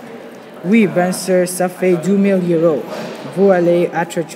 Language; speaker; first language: French; non-native, learner; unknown